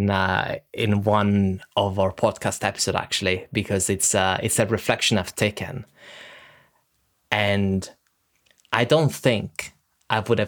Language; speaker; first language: English; early bilingual, other home language; Italian